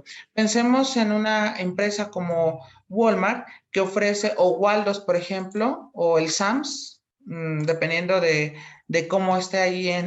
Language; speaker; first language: Spanish; native; Spanish